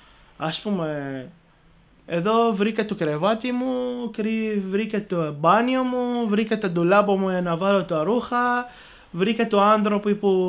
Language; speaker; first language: Greek; non-native, learner; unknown